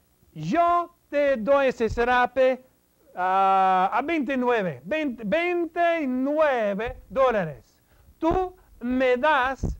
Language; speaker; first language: Spanish; non-native, fluent; English